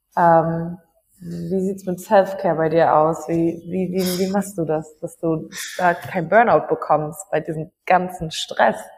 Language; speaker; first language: German; native; German